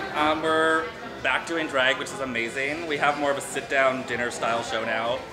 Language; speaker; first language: English; native; English